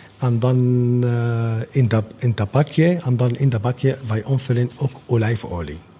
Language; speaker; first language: Dutch; non-native, learner; Arabic